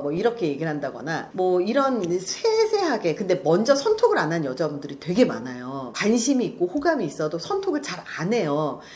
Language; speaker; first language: Korean; native; Korean